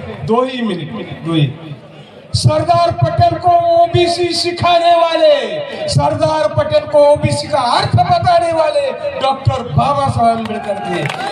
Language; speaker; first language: Hindi; native; Hindi